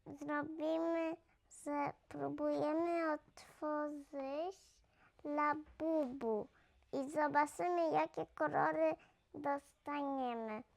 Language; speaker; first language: Polish; early bilingual, heritage; Polish